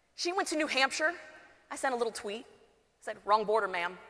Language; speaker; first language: English; native; English